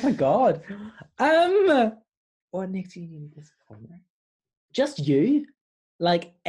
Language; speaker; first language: English; native; English